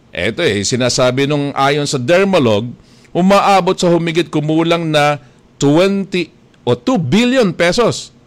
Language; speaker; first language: Filipino; native; Filipino